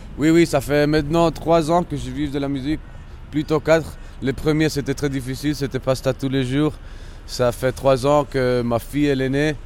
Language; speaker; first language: French; non-native, local second language; Spanish